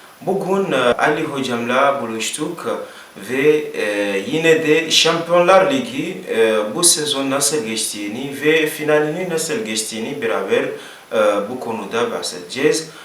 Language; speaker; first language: Turkish; non-native, learner; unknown